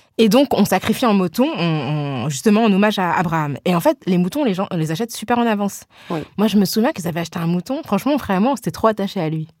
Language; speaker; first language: French; native; French